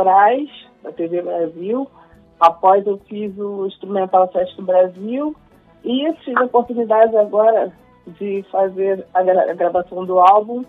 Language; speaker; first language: Portuguese; native; Portuguese